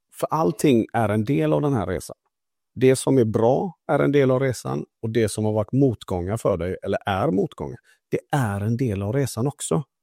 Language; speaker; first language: Swedish; early bilingual, other home language; Italian